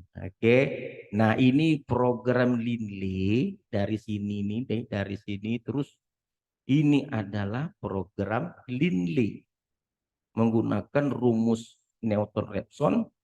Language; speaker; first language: Indonesian; native; Indonesian